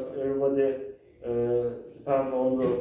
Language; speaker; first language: English; non-native, learner; Turkish